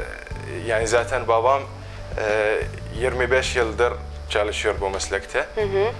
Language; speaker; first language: Turkish; non-native, local second language; Arabic